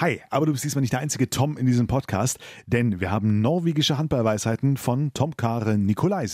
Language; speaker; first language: German; native; German